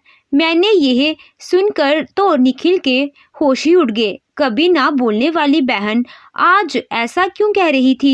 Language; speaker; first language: Hindi; native; Hindi